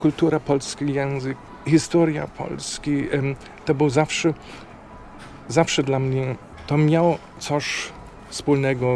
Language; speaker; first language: Polish; non-native, fluent; German